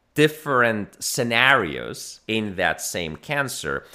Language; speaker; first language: English; non-native, fluent; Greek